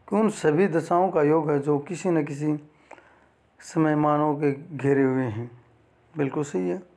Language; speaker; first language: Hindi; native; Hindi